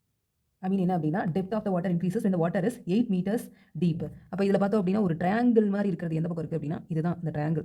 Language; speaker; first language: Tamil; native; Tamil